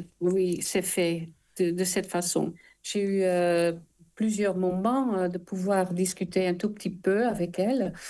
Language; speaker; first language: French; non-native, fluent; Dutch